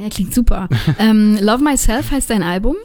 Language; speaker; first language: German; native; German